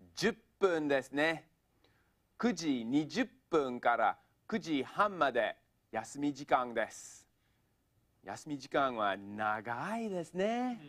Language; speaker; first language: Japanese; non-native, fluent; English